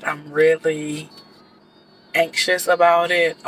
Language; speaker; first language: English; native; English